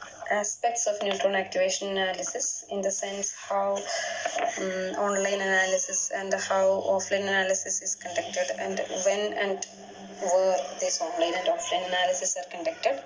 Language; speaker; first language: English; non-native, local second language; Malayalam